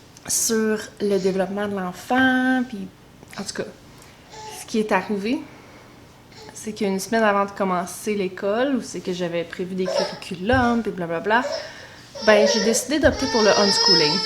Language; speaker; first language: French; native; French